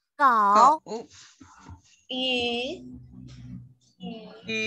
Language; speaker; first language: Chinese; non-native, learner; Thai